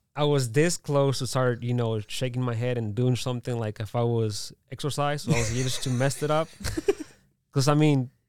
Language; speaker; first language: English; early bilingual, other home language; Spanish